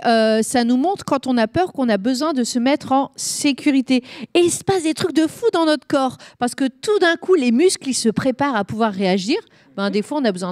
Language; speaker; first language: French; native; French